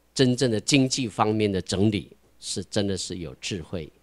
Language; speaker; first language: Chinese; non-native, local second language; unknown